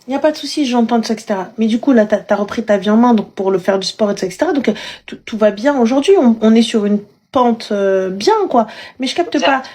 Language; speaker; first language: French; early bilingual, other home language; Arabic